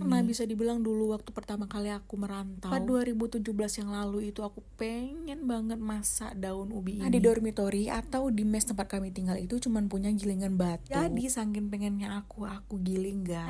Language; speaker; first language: Indonesian; native; Indonesian